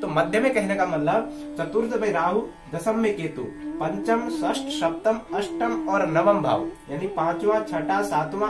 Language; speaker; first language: Hindi; native; Hindi